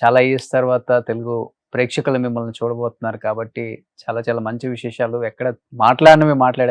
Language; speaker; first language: Telugu; native; Telugu